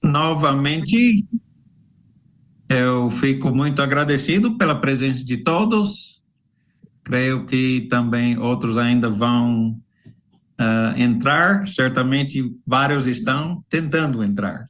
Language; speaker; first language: Portuguese; non-native, fluent; English